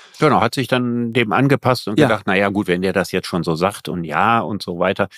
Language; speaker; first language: German; native; German